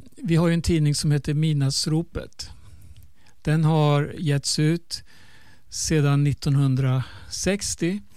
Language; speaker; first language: Swedish; native; Swedish